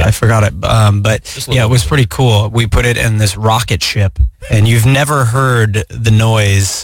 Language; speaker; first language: English; native; English